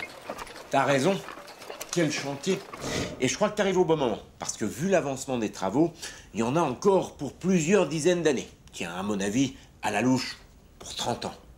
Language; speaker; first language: French; native; French